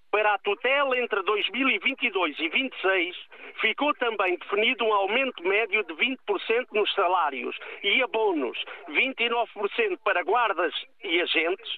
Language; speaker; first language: Portuguese; native; Portuguese